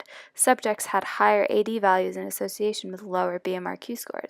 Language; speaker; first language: English; native; English